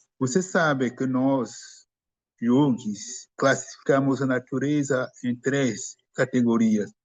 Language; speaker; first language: Portuguese; non-native, fluent; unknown